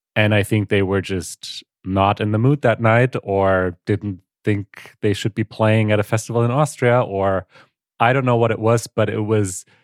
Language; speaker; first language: English; non-native, fluent; German